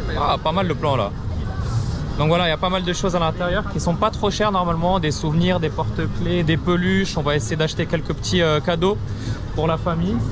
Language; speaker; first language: French; early bilingual, other home language; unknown